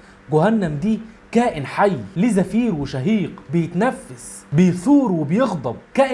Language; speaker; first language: Arabic; native; Arabic